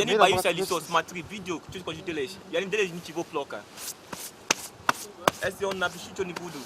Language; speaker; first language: Russian; non-native, learner; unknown